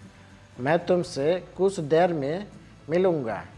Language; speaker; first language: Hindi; non-native, local second language; Bangla